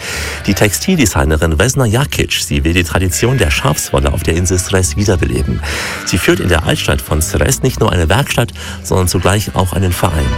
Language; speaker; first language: German; native; German